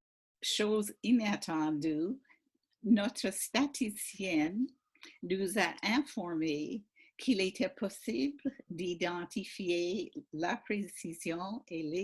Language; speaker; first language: French; non-native, fluent; English